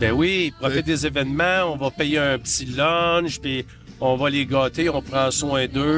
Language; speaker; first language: French; native; French